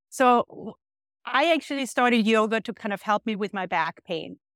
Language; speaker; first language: English; non-native, fluent; German